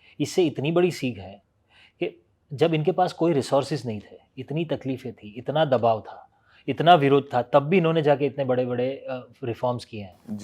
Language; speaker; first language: Hindi; non-native, local second language; Gujarati